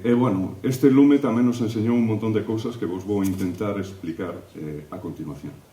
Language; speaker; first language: Galician; native; Galician